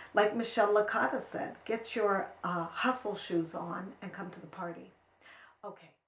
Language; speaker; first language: English; native; English